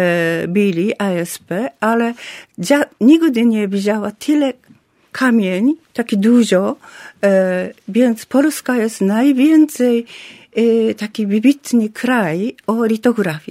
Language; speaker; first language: Polish; non-native, learner; Japanese